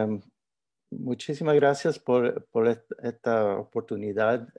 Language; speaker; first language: Spanish; early bilingual, heritage; Spanish